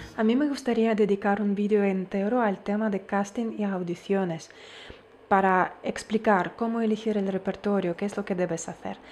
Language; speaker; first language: Spanish; non-native, fluent; Ukrainian